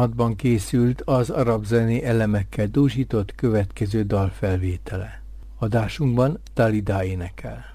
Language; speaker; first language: Hungarian; native; Hungarian